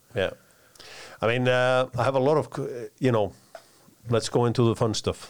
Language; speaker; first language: English; non-native, fluent; Icelandic